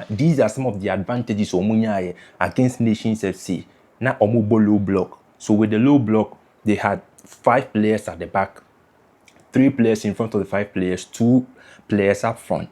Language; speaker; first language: English; non-native, local second language; Akan